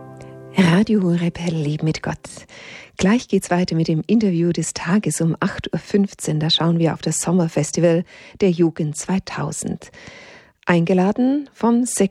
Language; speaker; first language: German; native; German